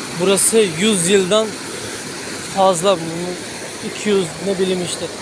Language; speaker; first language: Turkish; non-native, learner; Hindi